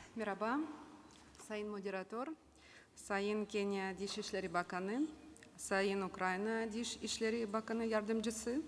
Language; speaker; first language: Turkish; non-native, learner; Gagauz